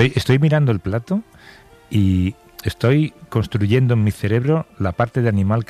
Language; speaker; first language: Spanish; native; Spanish